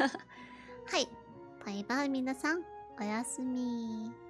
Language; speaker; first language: Japanese; non-native, learner; Filipino